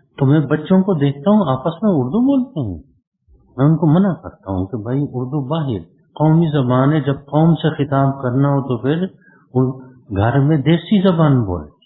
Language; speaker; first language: Urdu; non-native, local second language; Khowar